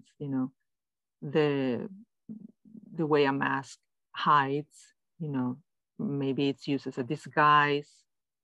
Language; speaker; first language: English; non-native, fluent; Spanish